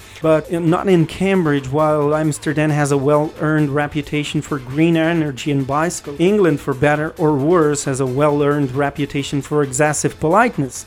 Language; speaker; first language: English; non-native, fluent; Portuguese